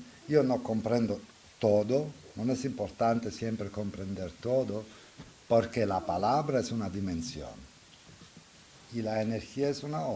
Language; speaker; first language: Spanish; non-native, learner; Italian